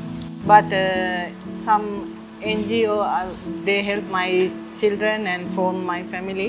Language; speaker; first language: English; non-native, learner; Sinhala